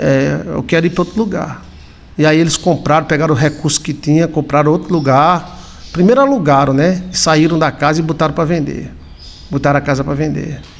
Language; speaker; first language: Portuguese; native; Portuguese